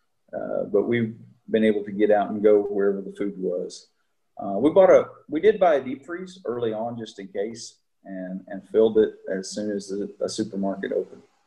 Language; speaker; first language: English; native; English